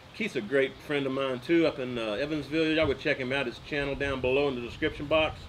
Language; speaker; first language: English; native; English